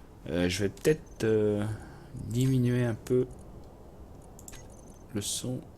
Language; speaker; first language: French; native; French